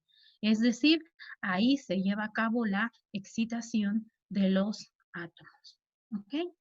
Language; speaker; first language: Spanish; native; Spanish